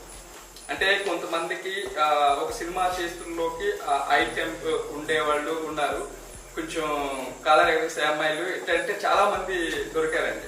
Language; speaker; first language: Telugu; native; Telugu